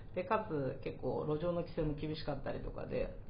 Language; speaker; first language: Japanese; native; Japanese